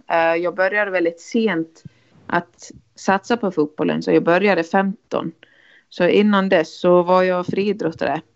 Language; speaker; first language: Swedish; non-native, fluent; Icelandic